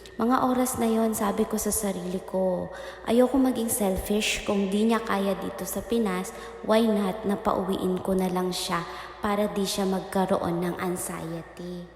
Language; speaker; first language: Filipino; native; Filipino